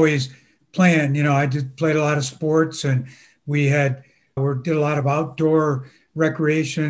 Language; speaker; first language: English; native; English